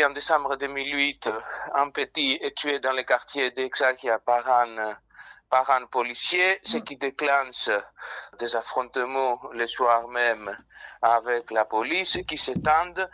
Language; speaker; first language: French; non-native, fluent; Greek